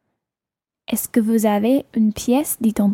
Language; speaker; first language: French; non-native, learner; English